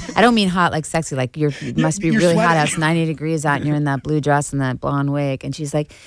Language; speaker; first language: English; native; English